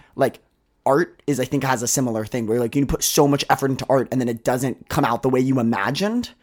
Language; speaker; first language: English; native; English